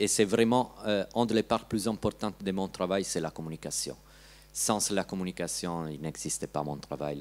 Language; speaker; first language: French; non-native, learner; Italian